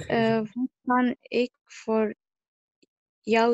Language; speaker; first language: Dutch; non-native, learner; Arabic